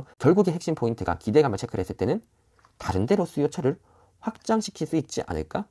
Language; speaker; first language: Korean; native; Korean